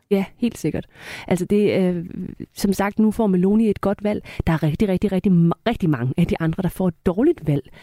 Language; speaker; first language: Danish; native; Danish